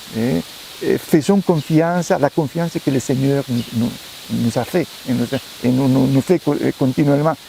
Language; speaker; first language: French; non-native, fluent; Spanish